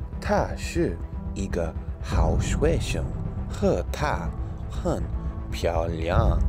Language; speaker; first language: Chinese; non-native, learner; English